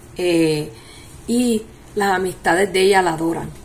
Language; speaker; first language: Spanish; early bilingual, heritage; Spanish